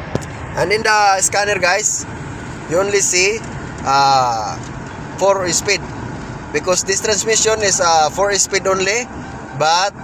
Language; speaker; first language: English; non-native, local second language; Filipino